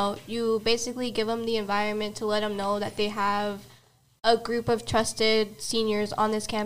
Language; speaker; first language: English; native; English